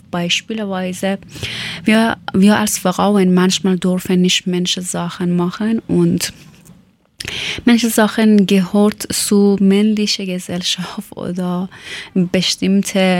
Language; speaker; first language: German; non-native, fluent; Persian